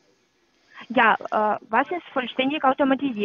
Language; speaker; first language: German; non-native, learner; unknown